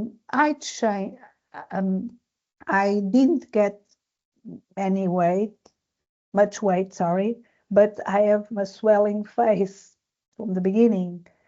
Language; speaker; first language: English; non-native, learner; Portuguese